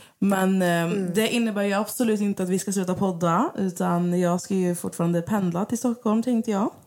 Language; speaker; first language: Swedish; native; Swedish